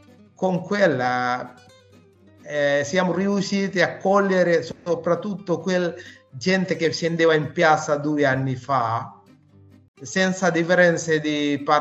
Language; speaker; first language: Italian; non-native, fluent; Sinhala